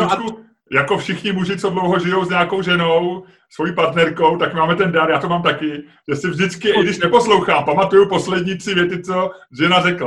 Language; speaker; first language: Czech; native; Czech